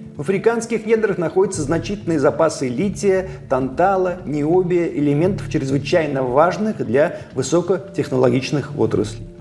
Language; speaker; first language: Russian; native; Russian